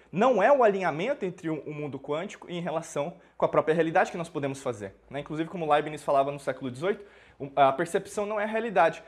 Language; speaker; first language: Portuguese; native; Portuguese